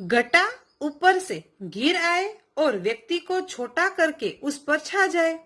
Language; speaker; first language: Hindi; non-native, local second language; Gujarati